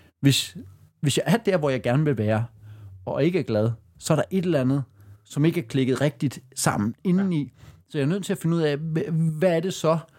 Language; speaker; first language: Danish; native; Danish